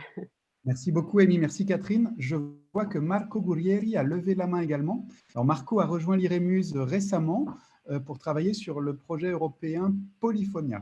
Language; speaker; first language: French; native; French